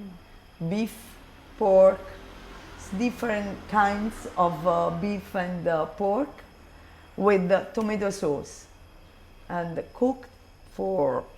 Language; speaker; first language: English; non-native, learner; Italian